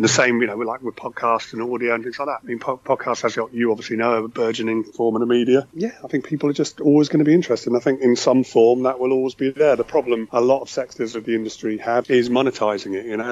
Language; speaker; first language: English; native; English